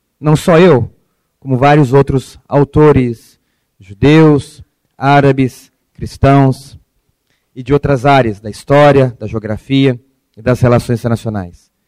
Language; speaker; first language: Portuguese; early bilingual, other home language; Arabic